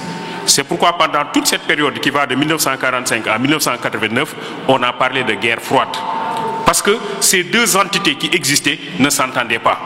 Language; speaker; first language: French; non-native, local second language; Wolof